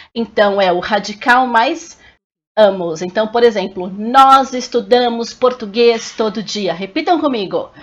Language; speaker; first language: Portuguese; native; Portuguese